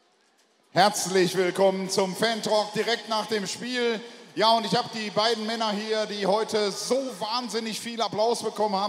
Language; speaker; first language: German; native; German